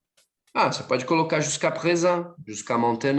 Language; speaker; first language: French; non-native, fluent; Portuguese